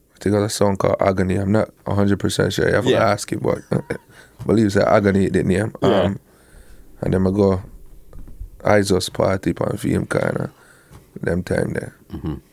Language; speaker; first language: English; native; English